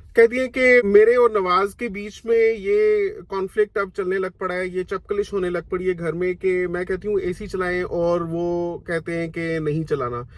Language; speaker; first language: Urdu; non-native, local second language; Punjabi